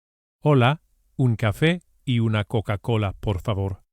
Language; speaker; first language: Spanish; non-native, fluent; English